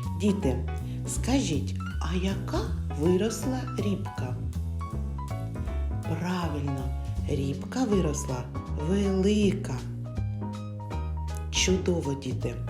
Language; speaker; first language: Ukrainian; native; Ukrainian